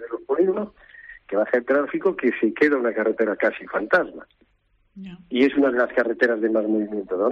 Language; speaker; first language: Spanish; native; Spanish